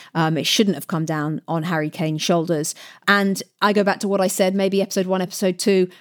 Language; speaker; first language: English; native; English